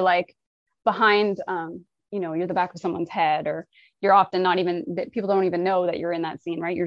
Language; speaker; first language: English; native; English